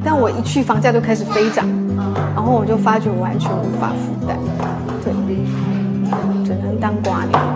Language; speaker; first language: Chinese; native; Chinese